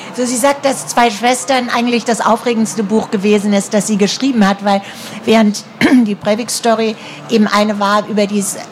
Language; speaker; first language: German; native; German